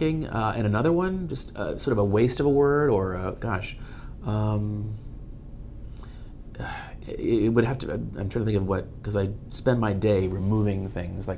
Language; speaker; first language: English; native; English